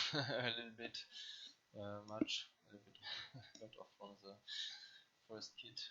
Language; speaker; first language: English; non-native, learner; German